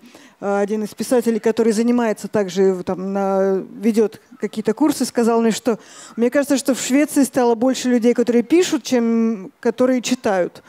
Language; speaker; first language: Russian; native; Russian